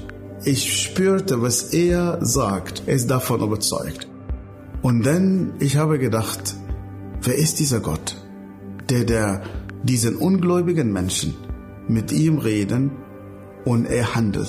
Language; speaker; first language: German; non-native, fluent; Arabic